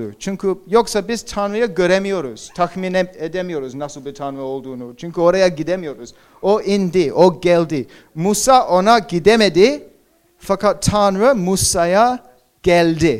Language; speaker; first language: Turkish; non-native, fluent; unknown